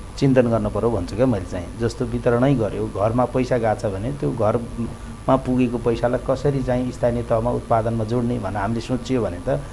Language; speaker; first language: Nepali; native; Nepali